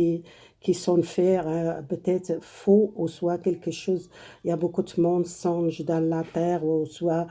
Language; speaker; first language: French; non-native, learner; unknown